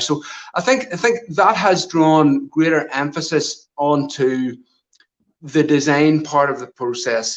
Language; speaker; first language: English; native; English